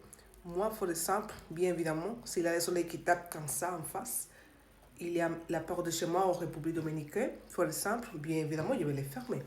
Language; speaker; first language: French; non-native, learner; Spanish